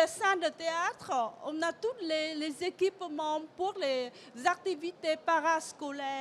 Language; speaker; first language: French; non-native, fluent; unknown